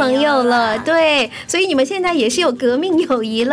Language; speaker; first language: Chinese; native; Chinese